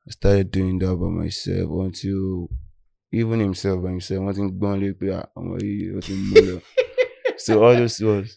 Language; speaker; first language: English; non-native, local second language; Yoruba